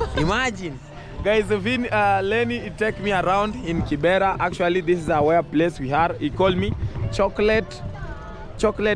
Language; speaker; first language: English; non-native, learner; Swahili